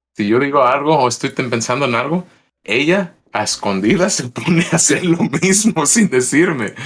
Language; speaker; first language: Spanish; early bilingual, heritage; Spanish